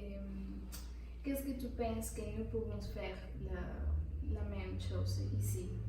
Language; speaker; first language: French; non-native, learner; Spanish